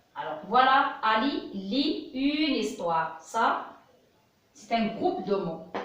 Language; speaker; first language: French; non-native, local second language; Arabic